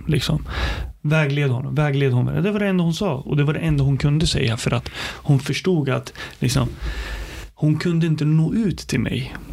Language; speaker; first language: Swedish; early bilingual, other home language; Arabic